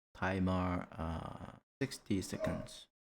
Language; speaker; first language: English; non-native, learner; Japanese